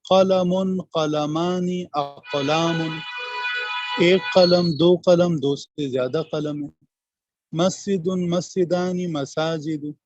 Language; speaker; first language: Urdu; native; Urdu